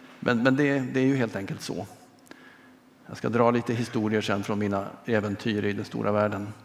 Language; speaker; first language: Swedish; native; Swedish